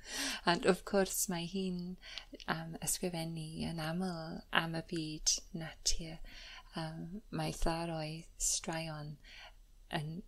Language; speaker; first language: Welsh; non-native, learner; English